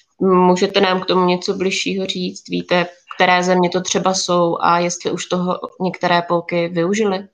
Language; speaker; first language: Czech; native; Czech